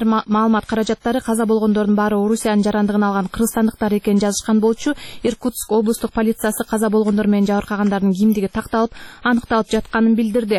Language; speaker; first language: Kyrgyz; native; Kyrgyz